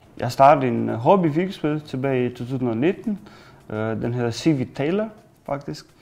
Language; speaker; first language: Danish; non-native, fluent; Romanian